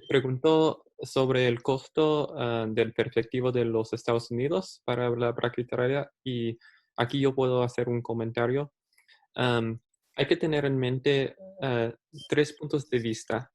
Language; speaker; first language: Spanish; early bilingual, heritage; Spanish